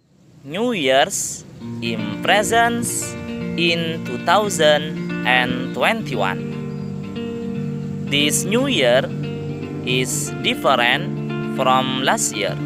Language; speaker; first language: English; non-native, learner; Indonesian